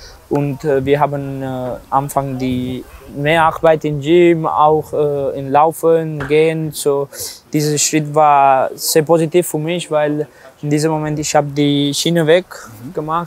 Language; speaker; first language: German; non-native, learner; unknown